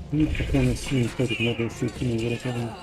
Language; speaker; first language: Russian; native; Russian